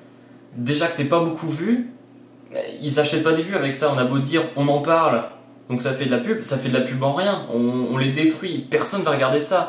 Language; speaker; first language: French; native; French